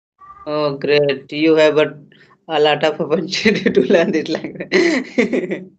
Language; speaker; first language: English; non-native, learner; Hindi